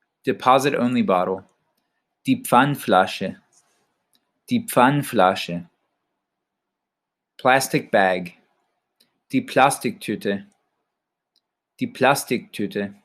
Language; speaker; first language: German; non-native, fluent; English